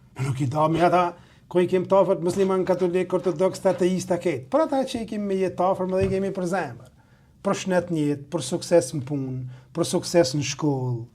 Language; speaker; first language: Albanian; native; Albanian